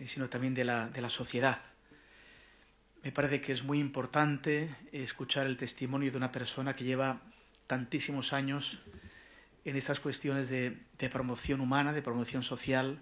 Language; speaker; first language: Spanish; native; Spanish